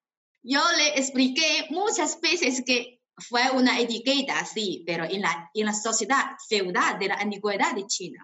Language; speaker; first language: Spanish; non-native, fluent; Chinese